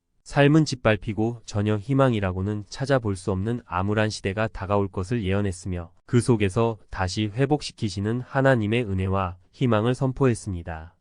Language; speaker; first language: Korean; native; Korean